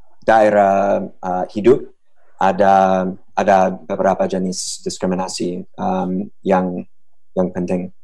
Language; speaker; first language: Indonesian; non-native, fluent; English